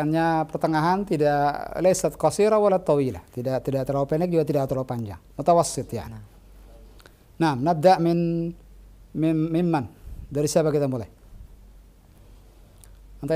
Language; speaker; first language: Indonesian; native; Indonesian